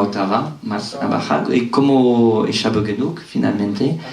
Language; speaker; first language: Spanish; non-native, fluent; French